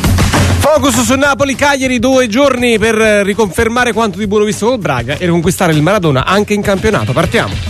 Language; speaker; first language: Italian; native; Italian